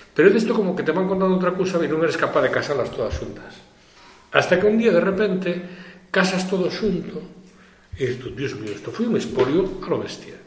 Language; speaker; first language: Spanish; non-native, local second language; Galician